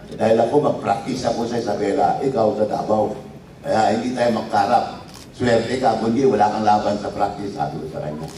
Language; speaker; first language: Filipino; non-native, local second language; Iloko